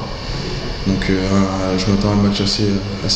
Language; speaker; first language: French; native; French